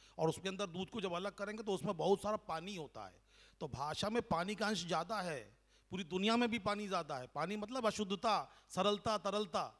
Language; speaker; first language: Hindi; non-native, local second language; Bangla